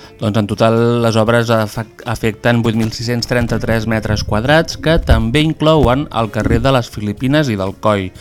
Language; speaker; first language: Catalan; native; Catalan